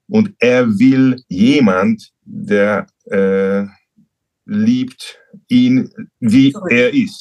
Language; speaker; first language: German; non-native, learner; Hungarian